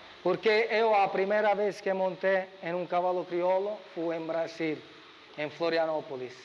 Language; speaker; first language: Portuguese; non-native, learner; Italian